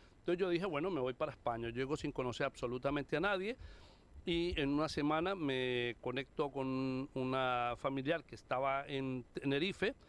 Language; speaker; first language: Spanish; native; Spanish